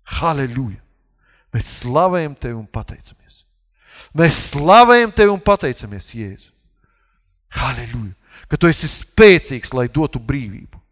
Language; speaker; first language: Latvian; non-native, local second language; Russian